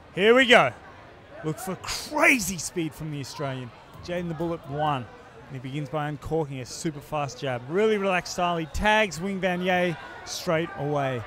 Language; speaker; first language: English; native; English